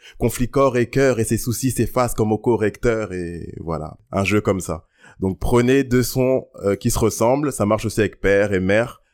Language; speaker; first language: French; early bilingual, other home language; Lingala